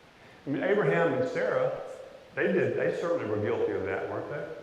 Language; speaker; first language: English; native; English